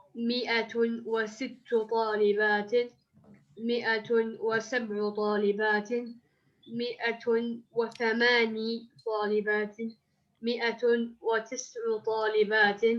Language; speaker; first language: Arabic; non-native, learner; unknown